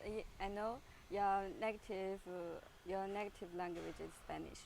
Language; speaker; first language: English; non-native, learner; Chinese